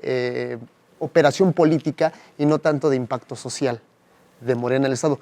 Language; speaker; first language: Spanish; native; Spanish